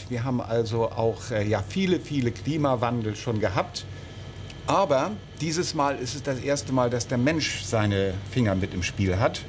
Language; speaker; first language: German; native; German